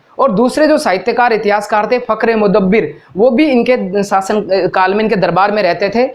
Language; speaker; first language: Hindi; native; Hindi